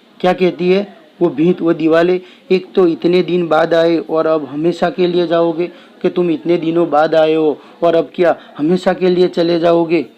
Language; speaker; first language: Hindi; non-native, local second language; Gujarati